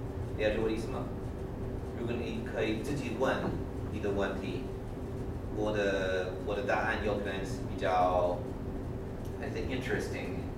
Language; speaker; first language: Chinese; non-native, learner; English